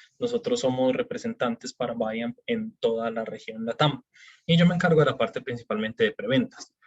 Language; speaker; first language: Spanish; native; Spanish